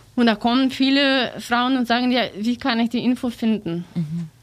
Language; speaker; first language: German; non-native, fluent; Russian